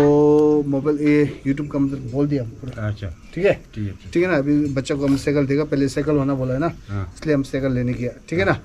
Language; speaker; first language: Hindi; non-native, local second language; Tibetan